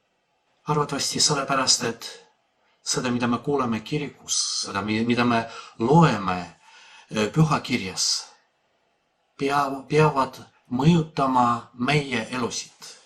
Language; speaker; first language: Estonian; non-native, fluent; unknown